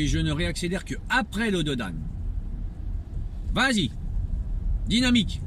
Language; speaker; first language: French; native; French